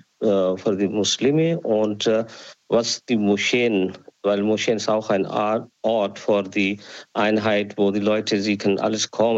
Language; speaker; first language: German; non-native, learner; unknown